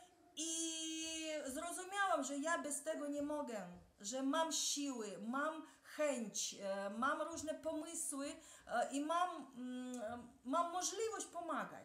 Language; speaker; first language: Polish; early bilingual, heritage; Russian